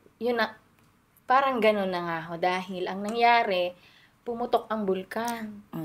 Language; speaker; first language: Filipino; native; Filipino